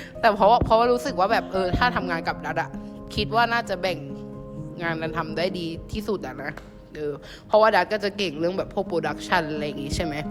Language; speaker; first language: Thai; native; Thai